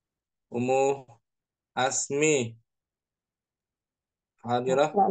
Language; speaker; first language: Arabic; non-native, fluent; Indonesian